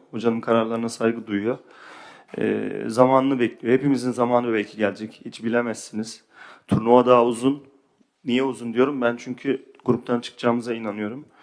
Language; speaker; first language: Turkish; early bilingual, heritage; Turkish